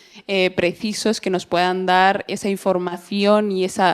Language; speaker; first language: Spanish; native; Spanish